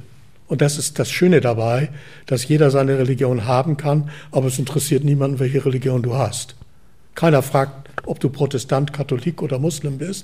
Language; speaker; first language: German; native; German